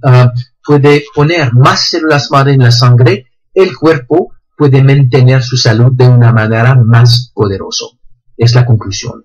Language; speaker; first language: Spanish; non-native, fluent; French